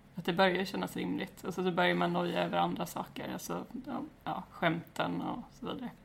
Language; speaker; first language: Swedish; native; Swedish